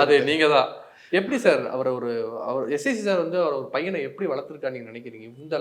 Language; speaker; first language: Tamil; native; Tamil